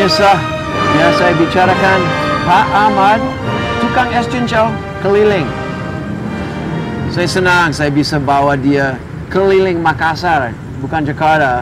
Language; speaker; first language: Indonesian; non-native, fluent; English